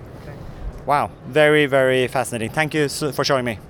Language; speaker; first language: English; non-native, fluent; Norwegian